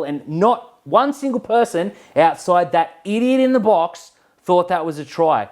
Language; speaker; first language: English; native; English